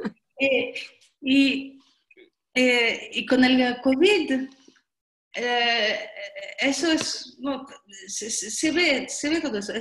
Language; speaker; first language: Spanish; non-native, learner; French